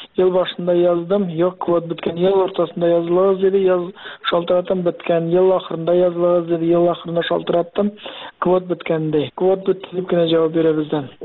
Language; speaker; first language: Tatar; early bilingual, heritage; Tatar